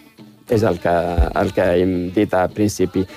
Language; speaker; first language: Catalan; non-native, fluent; Riffian